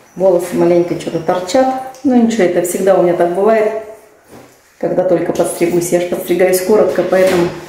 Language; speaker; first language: Russian; native; Russian